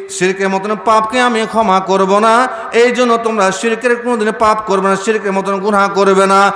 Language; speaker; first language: Bangla; non-native, fluent; Urdu